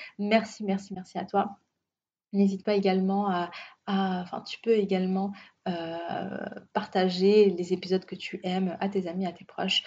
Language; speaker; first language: French; native; French